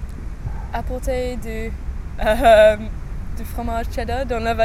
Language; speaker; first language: French; non-native, fluent; English